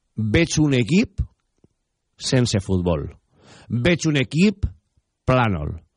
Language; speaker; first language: Catalan; native; Catalan